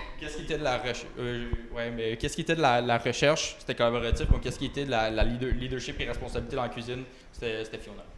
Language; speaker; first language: French; native; French